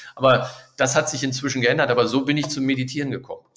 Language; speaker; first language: German; native; German